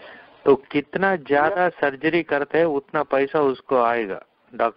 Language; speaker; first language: Hindi; non-native, local second language; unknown